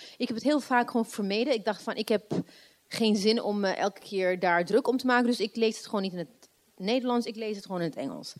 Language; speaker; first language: Dutch; non-native, fluent; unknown